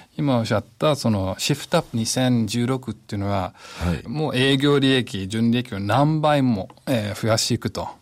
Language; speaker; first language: Japanese; non-native, fluent; English